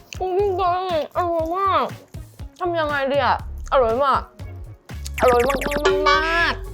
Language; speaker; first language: Thai; non-native, learner; Korean